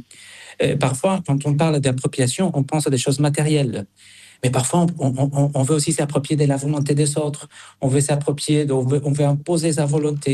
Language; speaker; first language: French; non-native, fluent; Spanish